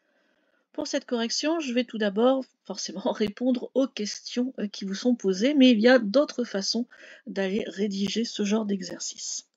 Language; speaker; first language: French; native; French